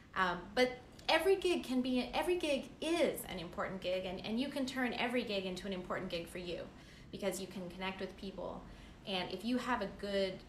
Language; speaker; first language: English; native; English